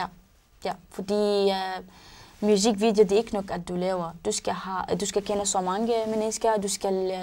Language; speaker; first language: Danish; non-native, learner; Arabic